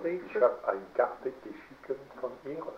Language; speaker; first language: German; non-native, learner; French